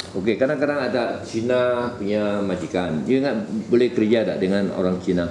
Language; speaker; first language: Malay; native; Malay